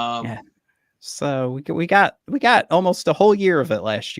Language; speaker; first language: English; native; English